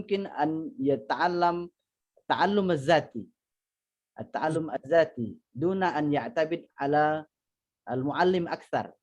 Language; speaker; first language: Arabic; non-native, fluent; Indonesian